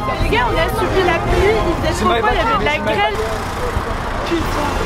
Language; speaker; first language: French; native; French